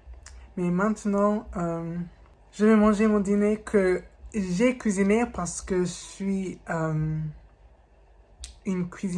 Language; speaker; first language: French; non-native, learner; English